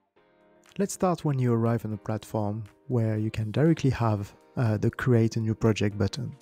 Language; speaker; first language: English; non-native, fluent; French